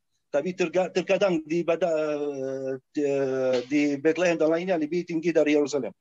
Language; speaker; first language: Indonesian; non-native, fluent; Arabic